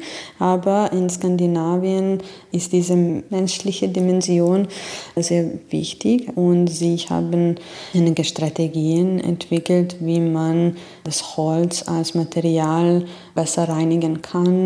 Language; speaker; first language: German; non-native, fluent; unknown